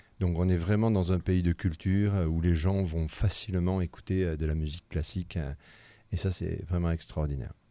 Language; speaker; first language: French; native; French